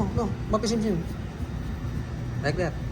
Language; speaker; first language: English; non-native, learner; Filipino